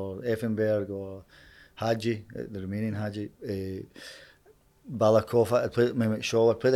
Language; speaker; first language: English; native; English